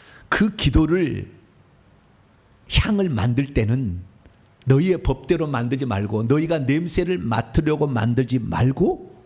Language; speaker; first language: Korean; native; Korean